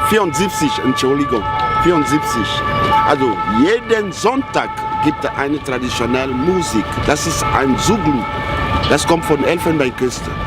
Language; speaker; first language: German; non-native, learner; French